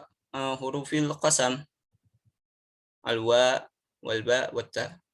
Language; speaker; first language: Arabic; non-native, fluent; Indonesian